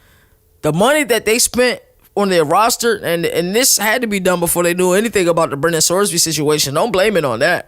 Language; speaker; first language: English; native; English